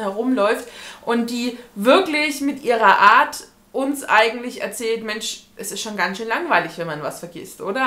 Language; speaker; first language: German; native; German